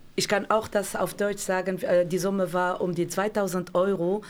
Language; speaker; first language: German; non-native, learner; Arabic